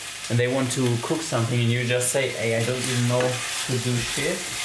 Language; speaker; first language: English; non-native, fluent; German